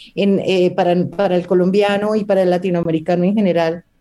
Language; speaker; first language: Spanish; native; Spanish